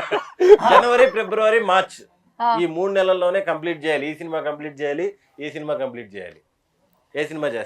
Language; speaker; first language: Telugu; native; Telugu